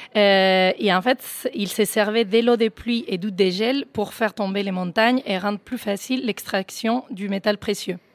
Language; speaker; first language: French; non-native, fluent; Spanish